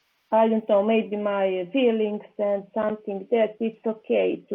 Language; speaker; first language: English; non-native, learner; Serbian